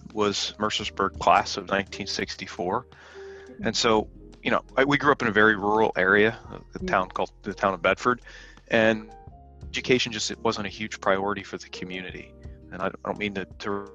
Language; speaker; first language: English; native; English